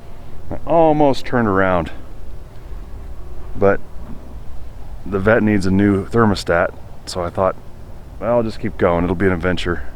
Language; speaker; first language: English; native; English